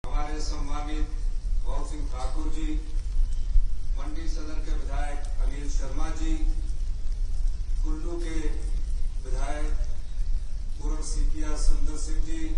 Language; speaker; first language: Hindi; native; Hindi